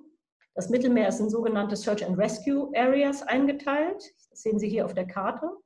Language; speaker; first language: German; native; German